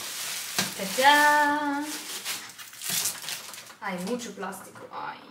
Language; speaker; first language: Spanish; non-native, learner; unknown